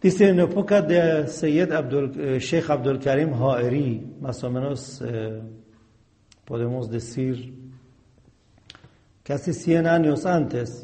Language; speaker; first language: Spanish; non-native, fluent; Persian